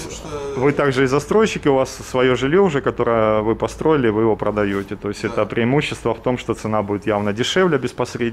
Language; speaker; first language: Russian; native; Russian